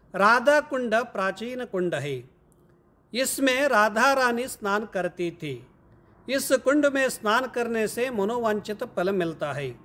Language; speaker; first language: Hindi; non-native, local second language; Kannada